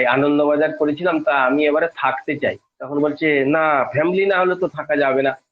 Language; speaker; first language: Bangla; native; Bangla